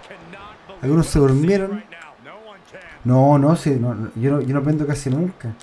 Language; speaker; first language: Spanish; native; Spanish